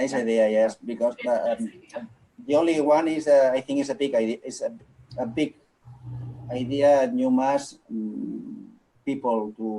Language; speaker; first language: English; non-native, local second language; Catalan